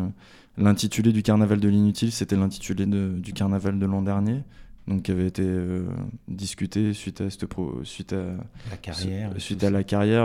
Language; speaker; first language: French; native; French